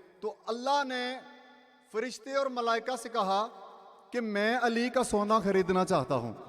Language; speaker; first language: Urdu; non-native, local second language; Saraiki